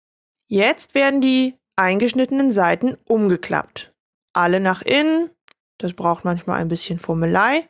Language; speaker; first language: German; native; German